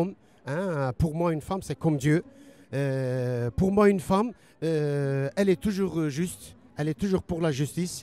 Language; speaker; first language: French; non-native, learner; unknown